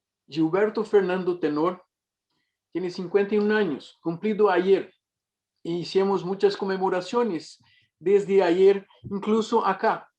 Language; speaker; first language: Spanish; non-native, fluent; Portuguese